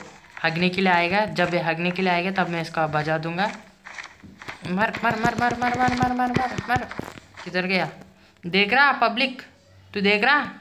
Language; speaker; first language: Hindi; native; Hindi